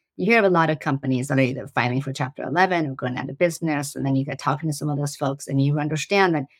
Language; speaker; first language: English; early bilingual, other home language; Persian